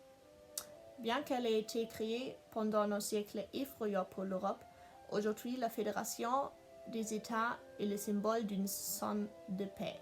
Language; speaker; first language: French; non-native, learner; German